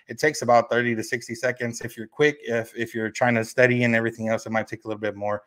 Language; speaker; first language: English; native; English